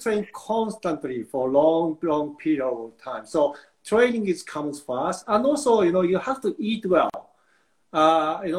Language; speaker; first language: English; non-native, fluent; Japanese